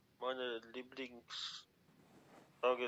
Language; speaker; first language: German; non-native, learner; Macedonian